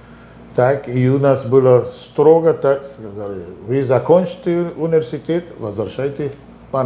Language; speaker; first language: Russian; non-native, fluent; Spanish